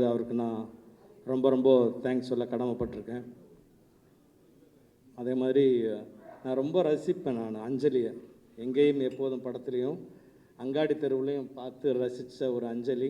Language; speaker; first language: Tamil; native; Tamil